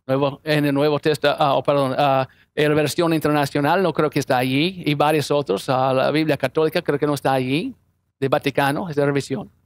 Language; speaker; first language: Spanish; non-native, fluent; English